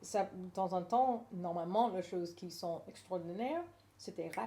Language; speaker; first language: French; non-native, learner; English